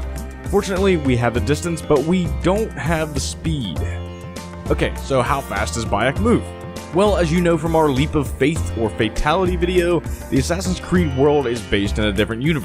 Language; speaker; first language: English; native; English